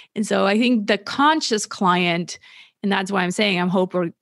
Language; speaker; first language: English; non-native, fluent; German